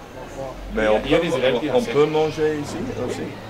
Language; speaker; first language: French; non-native, fluent; English